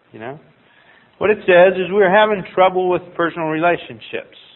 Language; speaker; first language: English; native; English